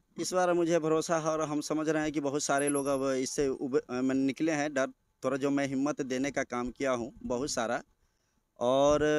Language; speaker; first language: Hindi; native; Hindi